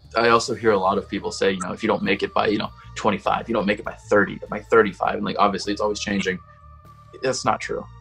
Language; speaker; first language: English; native; English